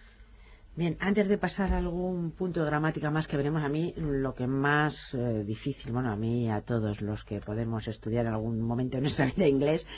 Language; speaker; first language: Spanish; native; Spanish